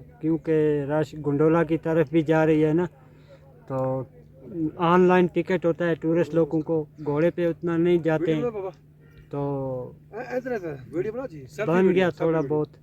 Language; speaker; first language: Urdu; non-native, local second language; Kashmiri